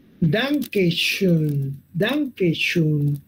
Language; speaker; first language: German; non-native, learner; Spanish